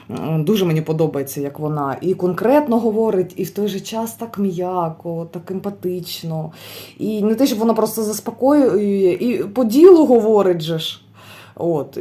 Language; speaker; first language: Ukrainian; non-native, local second language; Russian